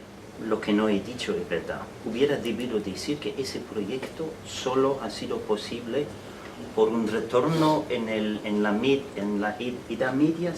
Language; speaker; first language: Spanish; non-native, fluent; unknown